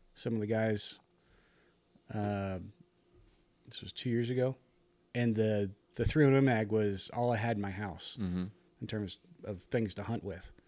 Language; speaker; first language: English; native; English